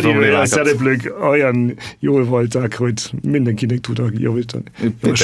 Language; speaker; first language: Hungarian; non-native, fluent; German